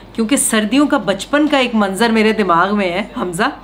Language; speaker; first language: Urdu; non-native, local second language; Punjabi